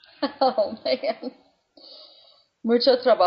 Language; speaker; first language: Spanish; non-native, fluent; English